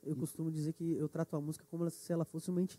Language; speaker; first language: Portuguese; native; Portuguese